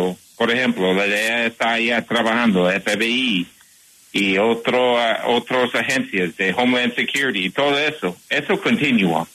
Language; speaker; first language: Spanish; non-native, fluent; English